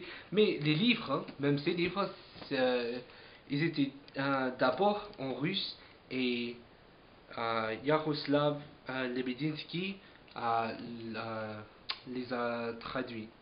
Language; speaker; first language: French; non-native, fluent; English